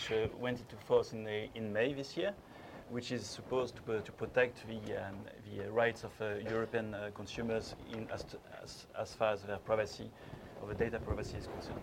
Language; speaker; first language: English; non-native, fluent; French